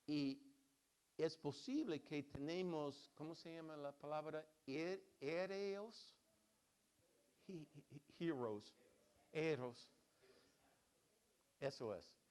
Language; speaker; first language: Spanish; non-native, fluent; English